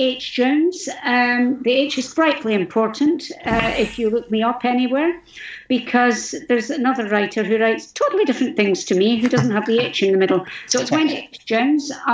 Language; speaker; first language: English; native; English